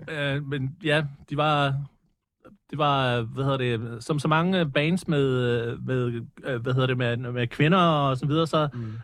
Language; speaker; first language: Danish; early bilingual, other home language; English